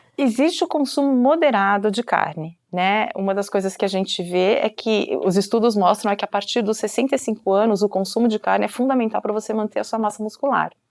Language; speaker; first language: Portuguese; native; Portuguese